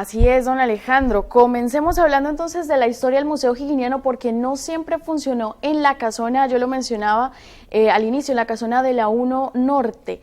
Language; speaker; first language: Spanish; native; Spanish